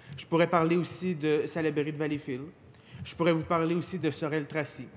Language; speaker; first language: French; native; French